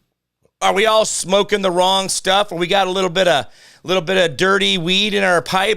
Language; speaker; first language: English; native; English